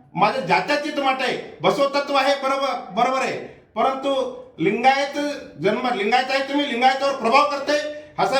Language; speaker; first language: Marathi; non-native, local second language; Kannada